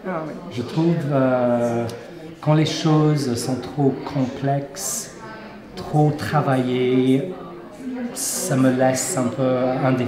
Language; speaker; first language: French; non-native, fluent; English